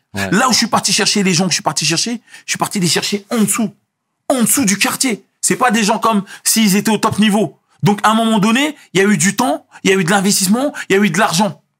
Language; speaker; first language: French; early bilingual, other home language; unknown